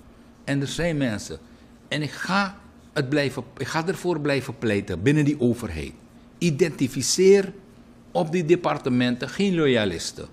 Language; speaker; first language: Dutch; native; Dutch